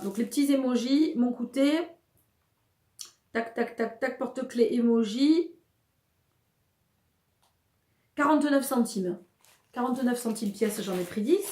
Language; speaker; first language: French; native; French